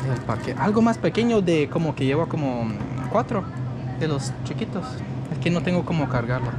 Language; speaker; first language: Spanish; non-native, fluent; English